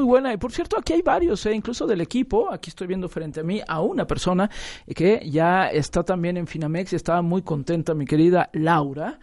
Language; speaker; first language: Spanish; native; Spanish